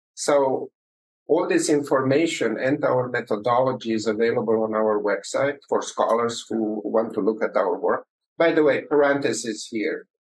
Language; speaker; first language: English; early bilingual, other home language; Romanian